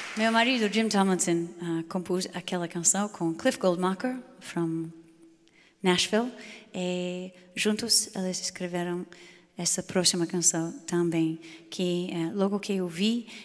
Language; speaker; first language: Portuguese; non-native, fluent; English